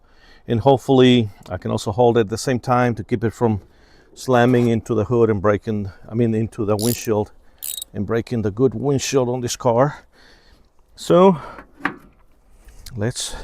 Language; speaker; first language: English; native; English